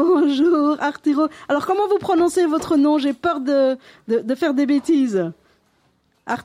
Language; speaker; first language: French; native; French